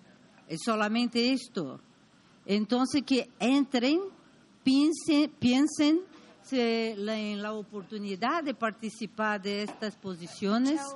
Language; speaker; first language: Spanish; non-native, learner; Portuguese